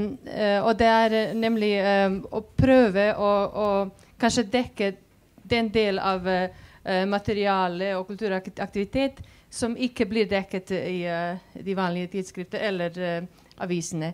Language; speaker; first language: Swedish; non-native, fluent; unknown